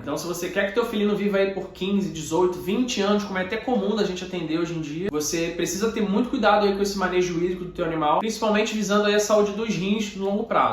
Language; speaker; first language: Portuguese; native; Portuguese